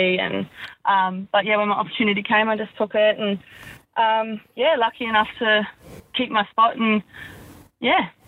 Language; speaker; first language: English; native; English